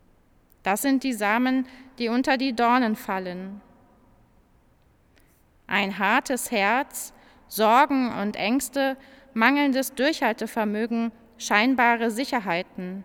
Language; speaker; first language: German; native; German